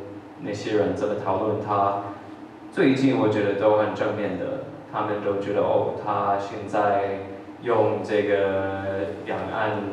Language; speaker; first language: Chinese; early bilingual, heritage; English